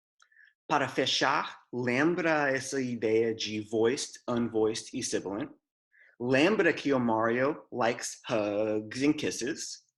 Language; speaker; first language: Portuguese; non-native, fluent; English